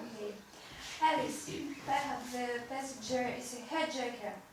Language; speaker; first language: English; non-native, learner; Russian